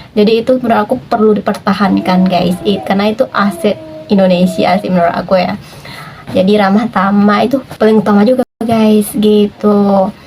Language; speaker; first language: Indonesian; native; Indonesian